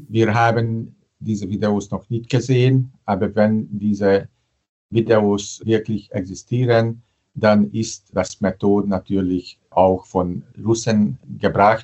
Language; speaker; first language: German; non-native, fluent; Hungarian